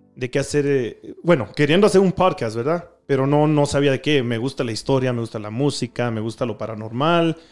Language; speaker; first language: Spanish; early bilingual, heritage; Spanish